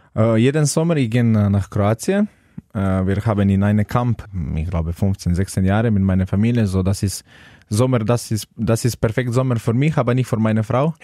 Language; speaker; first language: German; non-native, fluent; Slovenian